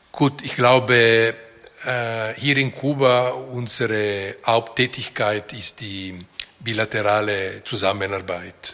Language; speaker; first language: German; non-native, local second language; Italian